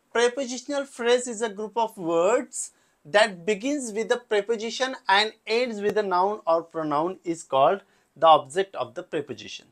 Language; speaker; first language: English; non-native, local second language; Marathi